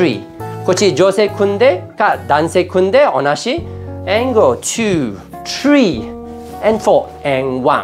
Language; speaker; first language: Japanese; non-native, fluent; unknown